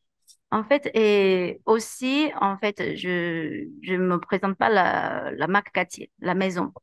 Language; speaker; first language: French; non-native, learner; Chinese